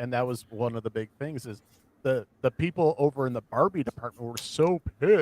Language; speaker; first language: English; native; English